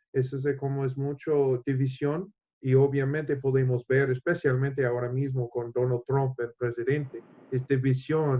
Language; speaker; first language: Spanish; non-native, learner; English